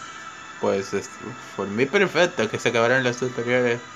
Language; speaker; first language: Spanish; native; Spanish